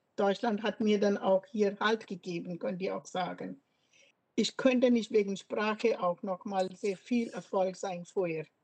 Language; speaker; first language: German; non-native, fluent; Punjabi